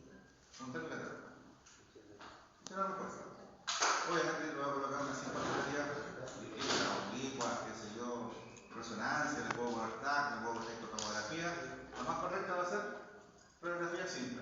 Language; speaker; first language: Spanish; native; Spanish